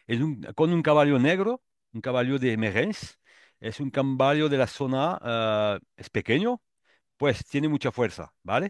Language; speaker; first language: Spanish; non-native, learner; French